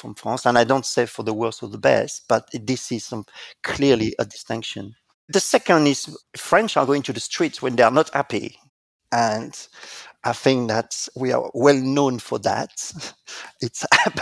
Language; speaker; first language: English; non-native, fluent; French